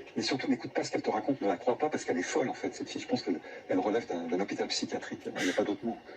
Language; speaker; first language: French; native; French